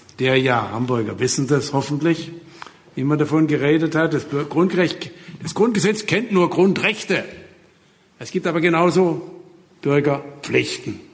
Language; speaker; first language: German; native; German